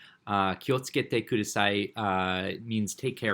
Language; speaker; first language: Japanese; non-native, fluent; English